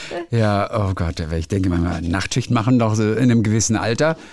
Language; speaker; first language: German; native; German